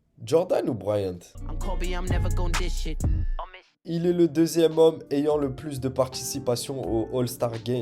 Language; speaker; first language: French; native; French